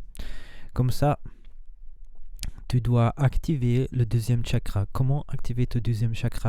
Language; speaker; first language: French; non-native, learner; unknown